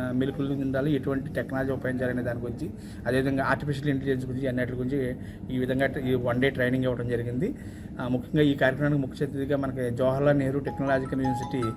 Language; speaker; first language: Telugu; native; Telugu